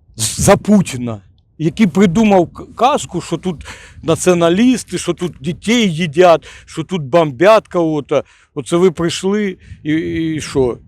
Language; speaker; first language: Ukrainian; non-native, local second language; Russian